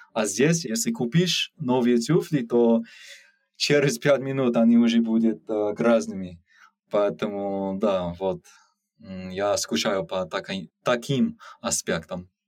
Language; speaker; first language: Russian; non-native, learner; English